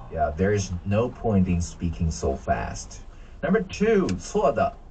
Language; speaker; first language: English; non-native, fluent; Chinese